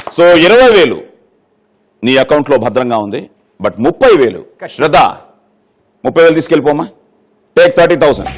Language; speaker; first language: Telugu; native; Telugu